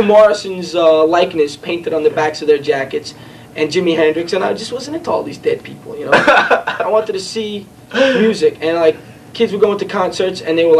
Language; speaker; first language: English; native; English